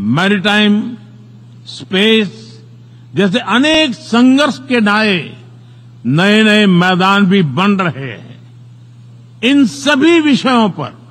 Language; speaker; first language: Hindi; non-native, local second language; Gujarati